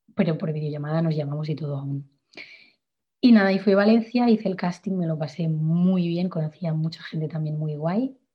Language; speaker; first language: Spanish; native; Spanish